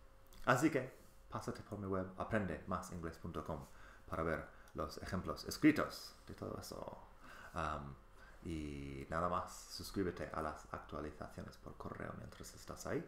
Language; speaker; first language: Spanish; non-native, fluent; English